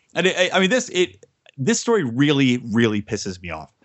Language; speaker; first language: English; native; English